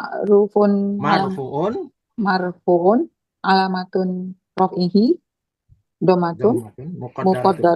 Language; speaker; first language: Arabic; non-native, learner; Indonesian